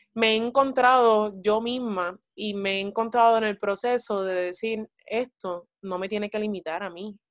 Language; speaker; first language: Spanish; native; Spanish